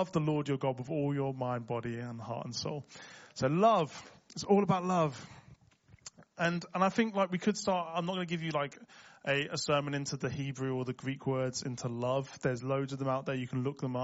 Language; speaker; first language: English; native; English